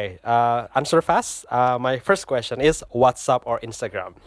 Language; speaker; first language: English; non-native, fluent; Indonesian